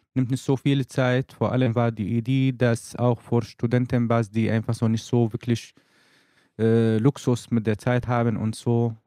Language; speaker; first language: German; non-native, learner; Arabic